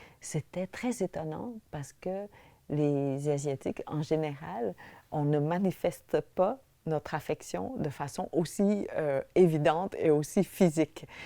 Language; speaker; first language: French; early bilingual, other home language; Vietnamese